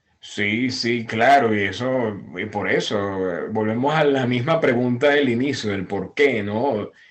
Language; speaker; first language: Spanish; native; Spanish